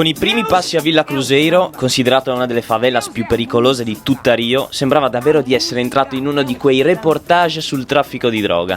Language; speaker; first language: Italian; native; Italian